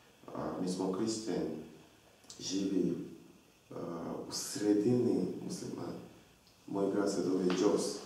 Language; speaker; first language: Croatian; non-native, learner; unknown